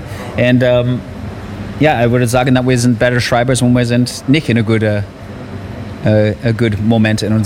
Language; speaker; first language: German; non-native, learner; English